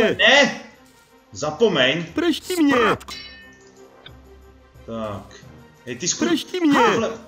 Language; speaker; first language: Czech; native; Czech